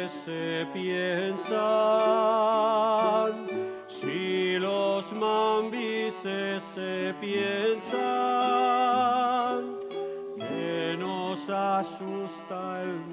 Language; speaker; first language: Spanish; native; Spanish